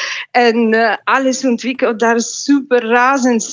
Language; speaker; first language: Dutch; non-native, fluent; Bulgarian